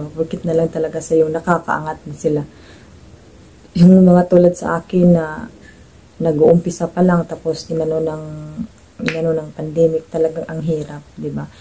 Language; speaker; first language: Filipino; native; Filipino